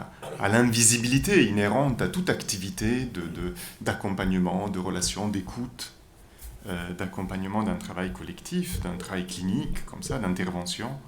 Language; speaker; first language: French; native; French